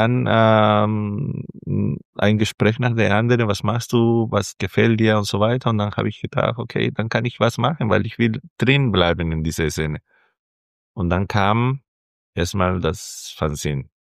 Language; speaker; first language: German; non-native, fluent; Spanish